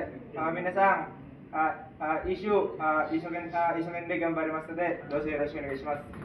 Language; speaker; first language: Japanese; non-native, learner; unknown